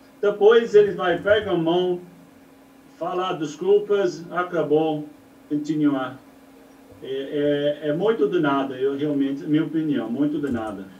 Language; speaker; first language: Portuguese; non-native, learner; English